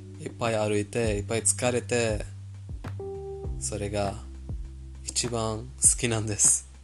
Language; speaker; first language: Japanese; non-native, fluent; Persian